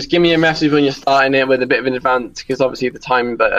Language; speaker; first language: English; native; English